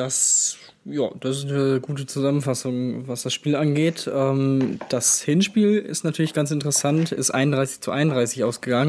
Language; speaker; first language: German; native; German